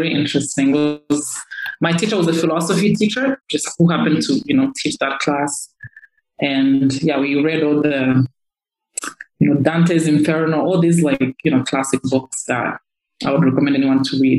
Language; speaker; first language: English; non-native, local second language; Kinyarwanda